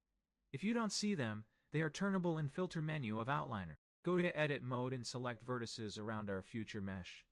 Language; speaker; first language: English; non-native, fluent; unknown